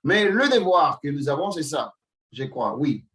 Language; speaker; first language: French; non-native, fluent; Spanish